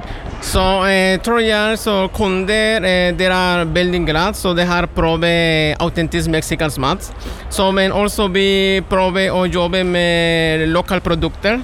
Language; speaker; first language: Norwegian; non-native, learner; Spanish